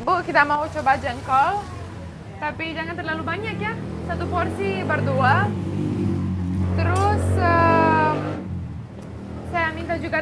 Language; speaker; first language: Indonesian; non-native, fluent; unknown